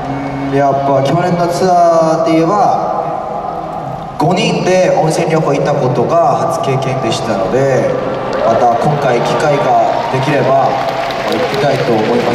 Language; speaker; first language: Japanese; non-native, fluent; Korean